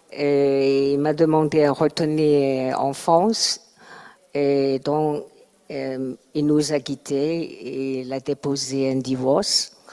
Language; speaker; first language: French; non-native, learner; Chinese